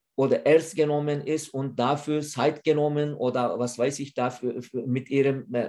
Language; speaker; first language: German; non-native, fluent; Uyghur